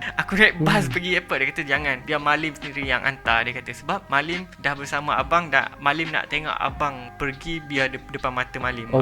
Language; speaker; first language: Malay; native; Malay